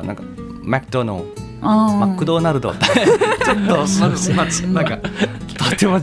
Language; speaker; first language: Japanese; non-native, learner; Thai